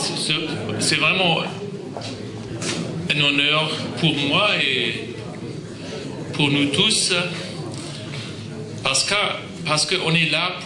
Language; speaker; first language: French; non-native, fluent; German